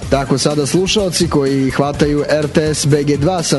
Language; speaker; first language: Serbian; native; Serbian